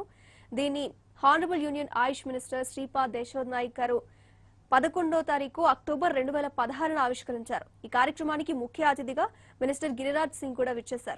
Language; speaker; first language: Telugu; native; Telugu